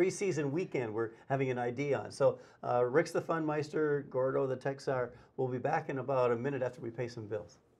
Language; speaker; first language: English; native; English